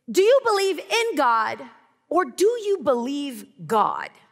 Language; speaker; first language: English; native; English